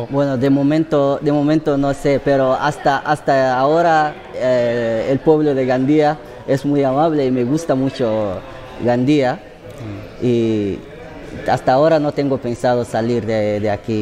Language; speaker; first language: Spanish; non-native, fluent; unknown